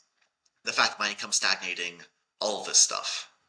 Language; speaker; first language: English; native; English